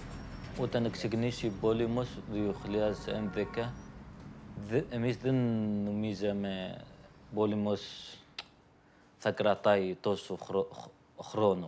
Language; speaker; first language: Greek; non-native, learner; Arabic